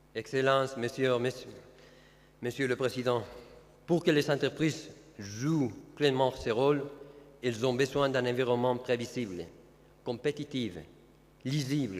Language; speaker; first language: French; non-native, fluent; Spanish